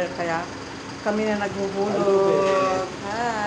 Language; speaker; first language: Filipino; non-native, local second language; Cebuano